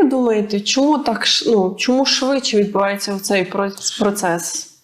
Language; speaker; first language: Ukrainian; native; Ukrainian